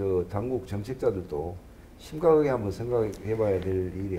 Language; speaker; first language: Korean; native; Korean